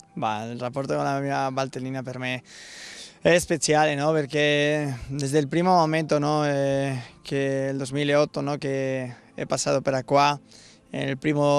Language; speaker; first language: Italian; non-native, learner; Spanish